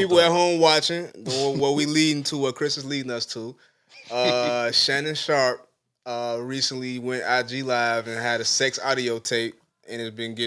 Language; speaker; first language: English; native; English